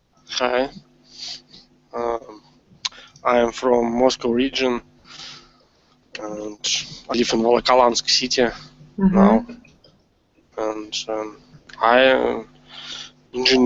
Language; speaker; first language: English; non-native, learner; Russian